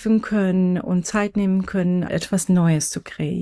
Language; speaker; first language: German; non-native, fluent; Persian